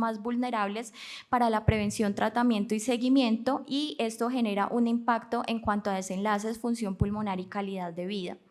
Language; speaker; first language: Spanish; native; Spanish